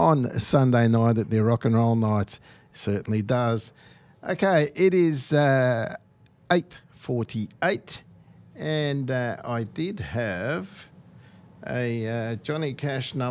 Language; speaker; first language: English; native; English